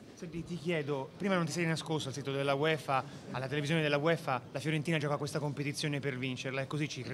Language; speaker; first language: Italian; native; Italian